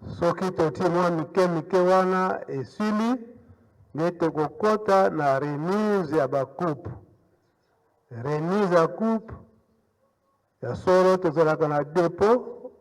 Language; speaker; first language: Lingala; non-native, local second language; Kongo